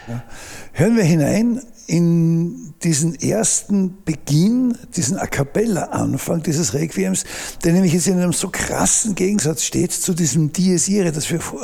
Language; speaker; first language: German; native; German